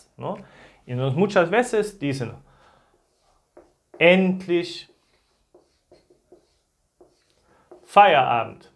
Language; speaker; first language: Spanish; non-native, fluent; German